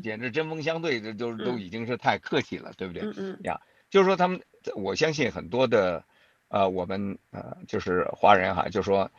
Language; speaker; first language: Chinese; native; Chinese